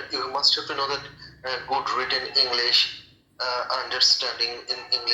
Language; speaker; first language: English; non-native, local second language; Bangla